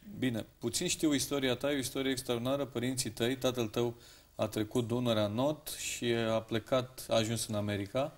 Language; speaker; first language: Romanian; native; Romanian